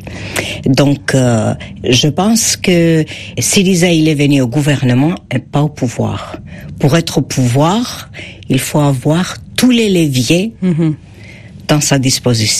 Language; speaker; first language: French; non-native, fluent; Greek